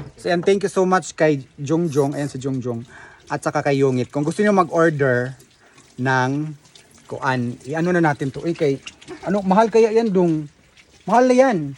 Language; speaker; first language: Filipino; non-native, local second language; Cebuano